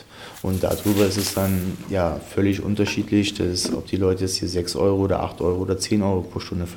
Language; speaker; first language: German; native; German